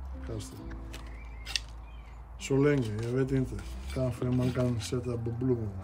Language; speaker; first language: Swedish; non-native, fluent; Portuguese